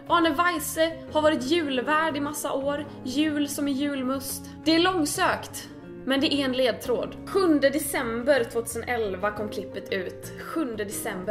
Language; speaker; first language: Swedish; native; Swedish